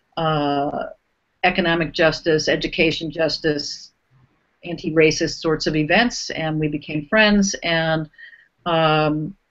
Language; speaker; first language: English; native; English